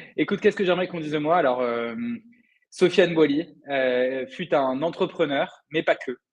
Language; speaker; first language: French; native; French